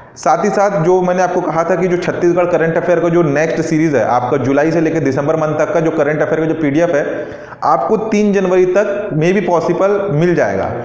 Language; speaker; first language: Hindi; native; Hindi